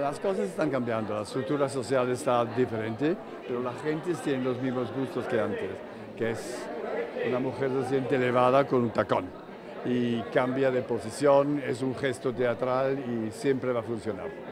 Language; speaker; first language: Spanish; native; Spanish